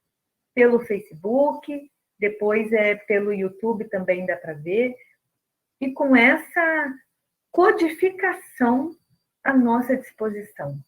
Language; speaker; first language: Portuguese; native; Portuguese